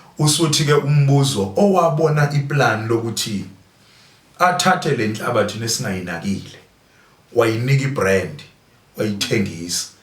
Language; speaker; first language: Zulu; native; Zulu